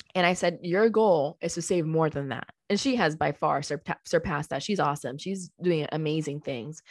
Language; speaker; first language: English; early bilingual, other home language; Spanish